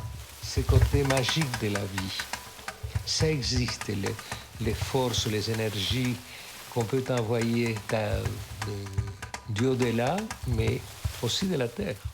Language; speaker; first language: French; non-native, fluent; Spanish